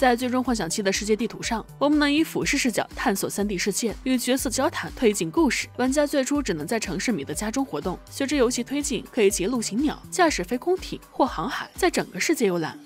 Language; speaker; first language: Chinese; native; Chinese